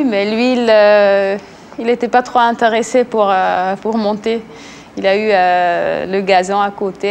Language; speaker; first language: French; non-native, local second language; Swiss German